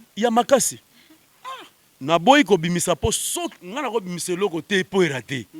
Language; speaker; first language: Lingala; native; Lingala